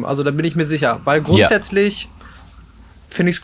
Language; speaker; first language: German; native; German